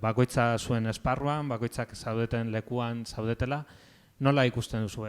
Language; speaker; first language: Basque; native; Basque